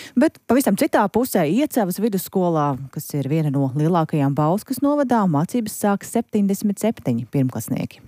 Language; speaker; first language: Latvian; native; Latvian